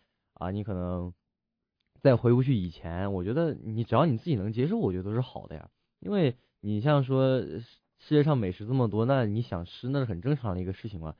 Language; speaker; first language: Chinese; native; Chinese